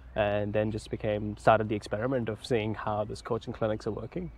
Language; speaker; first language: English; non-native, local second language; Hindi